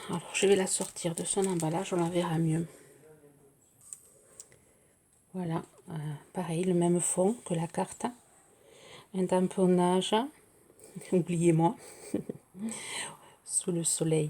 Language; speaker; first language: French; native; French